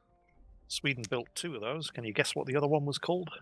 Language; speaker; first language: English; native; English